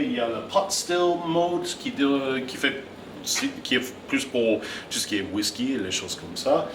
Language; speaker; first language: French; non-native, fluent; English